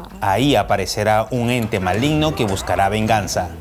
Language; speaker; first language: Spanish; native; Spanish